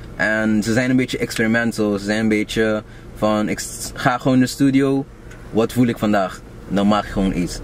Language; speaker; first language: Dutch; non-native, local second language; Papiamento